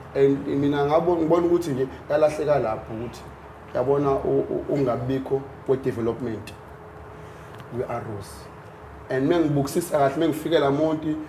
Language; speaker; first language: Zulu; native; Zulu